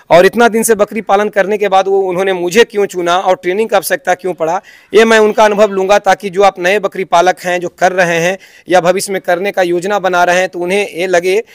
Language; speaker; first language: Hindi; native; Hindi